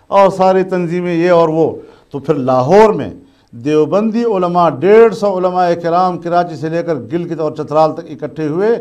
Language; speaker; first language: Urdu; non-native, local second language; Pashto